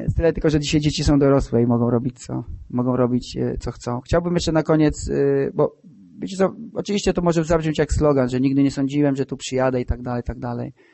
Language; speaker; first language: Polish; native; Polish